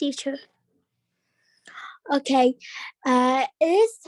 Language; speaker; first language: English; non-native, learner; Arabic